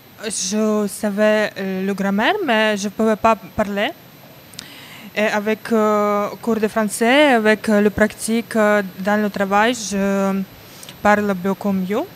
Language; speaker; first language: French; non-native, learner; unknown